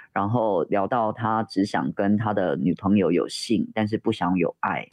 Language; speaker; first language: Chinese; native; Chinese